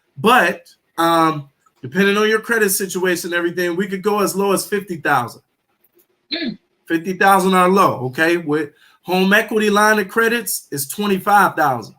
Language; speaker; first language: English; native; English